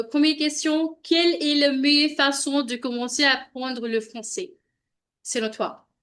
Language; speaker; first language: French; non-native, learner; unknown